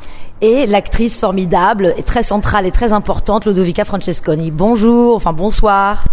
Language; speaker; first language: French; native; French